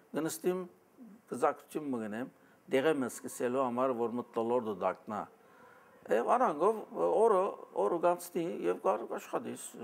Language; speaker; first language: Armenian; early bilingual, heritage; Armenian